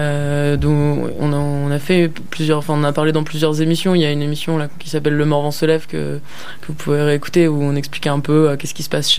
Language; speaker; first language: French; native; French